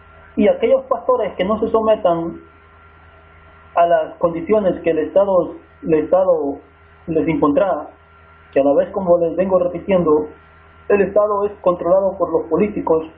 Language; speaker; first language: Spanish; native; Spanish